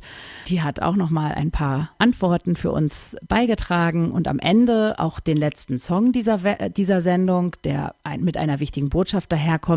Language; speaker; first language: German; native; German